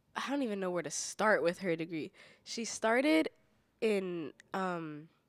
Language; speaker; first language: English; native; English